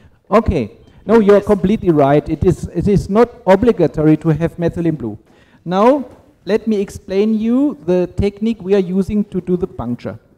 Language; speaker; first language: English; non-native, fluent; German